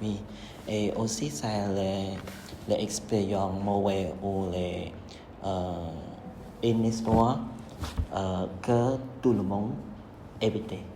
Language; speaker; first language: French; non-native, learner; Khmer